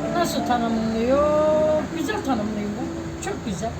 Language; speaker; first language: Turkish; native; Turkish